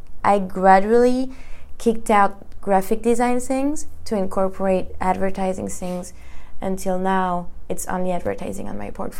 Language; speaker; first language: English; non-native, fluent; French